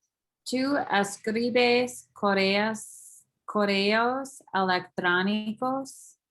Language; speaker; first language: Spanish; non-native, learner; English